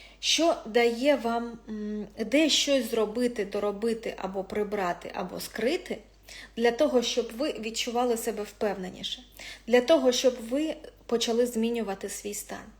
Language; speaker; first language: Ukrainian; non-native, local second language; Russian